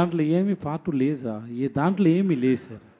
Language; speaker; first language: Telugu; non-native, learner; Tamil